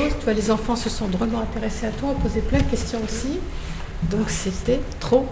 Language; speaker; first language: French; native; French